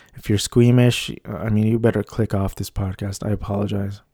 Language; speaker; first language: English; early bilingual, other home language; Filipino